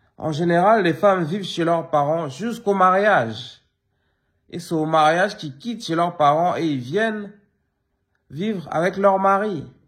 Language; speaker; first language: French; early bilingual, other home language; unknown